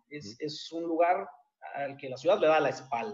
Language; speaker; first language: Spanish; native; Spanish